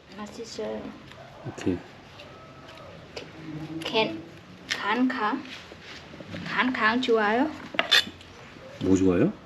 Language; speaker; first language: Korean; non-native, learner; Vietnamese